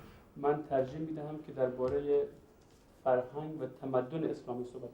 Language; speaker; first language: Persian; native; Persian